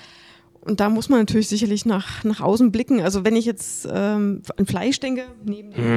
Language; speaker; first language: German; native; German